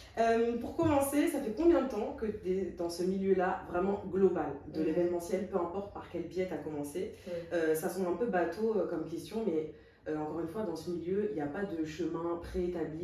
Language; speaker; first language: French; native; French